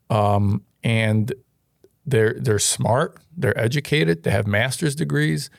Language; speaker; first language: English; non-native, fluent; Ukrainian